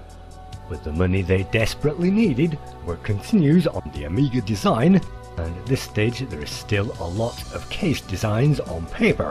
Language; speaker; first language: English; native; English